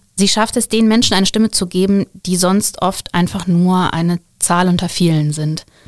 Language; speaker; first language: German; native; German